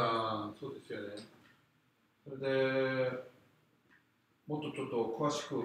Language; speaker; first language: Japanese; non-native, fluent; Korean